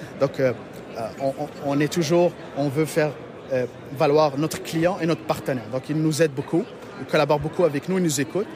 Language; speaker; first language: French; non-native, local second language; Arabic